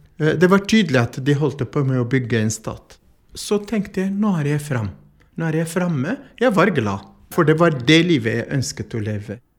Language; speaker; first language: Norwegian; non-native, fluent; Arabic